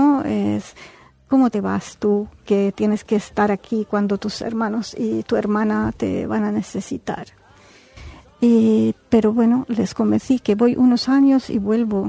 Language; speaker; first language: Spanish; non-native, fluent; Arabic